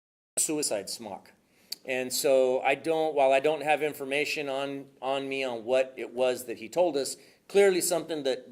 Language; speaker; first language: English; native; English